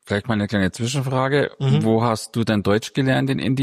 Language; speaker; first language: German; native; German